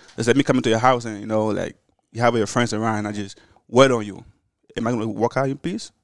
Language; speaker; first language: English; early bilingual, other home language; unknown